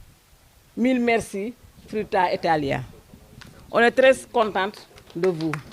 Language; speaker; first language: French; non-native, local second language; Wolof